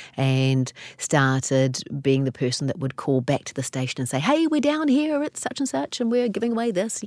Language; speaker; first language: English; native; English